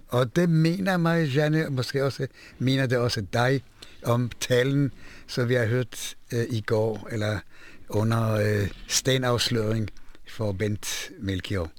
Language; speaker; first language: Danish; non-native, fluent; Hebrew